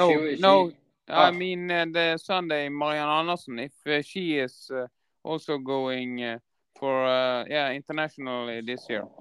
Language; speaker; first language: English; non-native, fluent; Norwegian